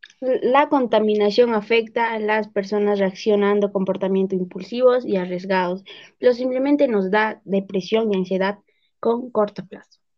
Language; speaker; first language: Spanish; native; Spanish